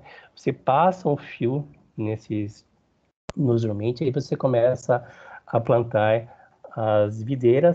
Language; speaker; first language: Portuguese; native; Portuguese